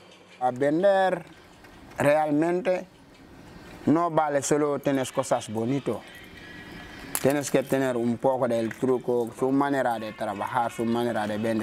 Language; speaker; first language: Spanish; non-native, fluent; Wolof